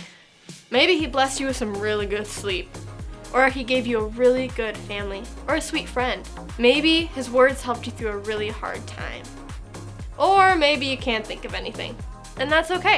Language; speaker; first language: English; native; English